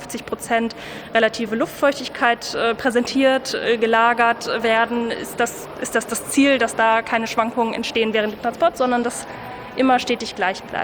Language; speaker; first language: German; native; German